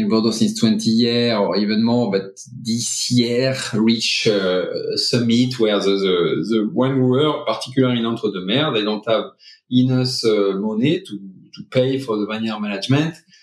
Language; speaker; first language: English; non-native, fluent; French